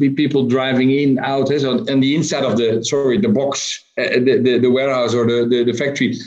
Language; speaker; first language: English; non-native, fluent; Dutch